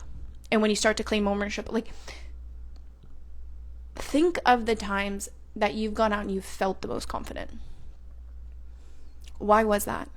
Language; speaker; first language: English; native; English